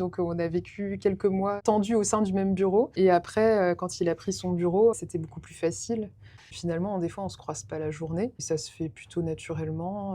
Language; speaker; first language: French; native; French